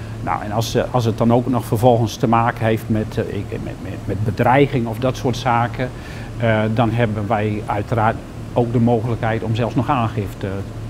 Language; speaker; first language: Dutch; native; Dutch